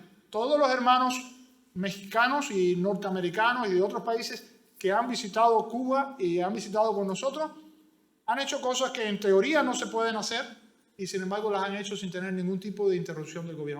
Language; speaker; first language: Spanish; native; Spanish